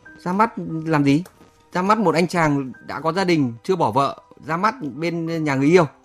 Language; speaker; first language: Vietnamese; native; Vietnamese